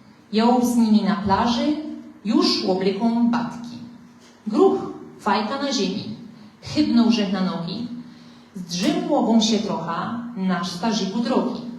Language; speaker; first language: Polish; native; Polish